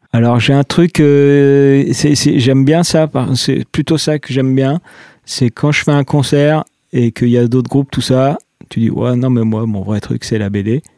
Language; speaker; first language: French; native; French